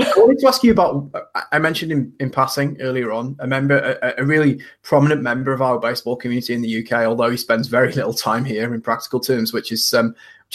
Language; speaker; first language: English; native; English